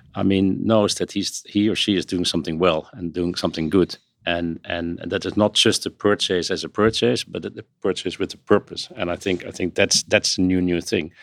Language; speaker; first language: English; non-native, fluent; Dutch